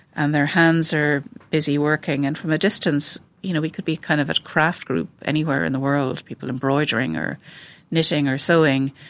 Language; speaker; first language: English; native; English